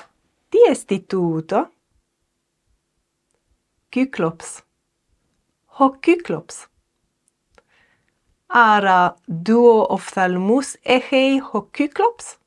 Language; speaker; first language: Greek; non-native, fluent; English